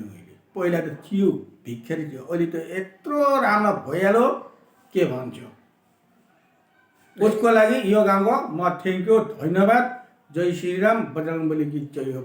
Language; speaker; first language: Nepali; non-native, local second language; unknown